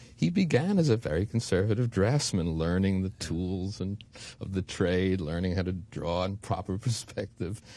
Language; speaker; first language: English; native; English